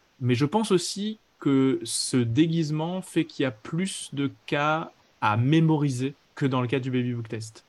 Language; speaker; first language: French; native; French